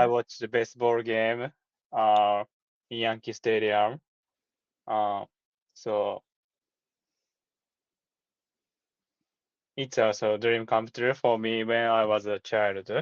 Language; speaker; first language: English; non-native, learner; Japanese